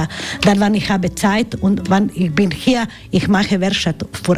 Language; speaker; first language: German; non-native, learner; Croatian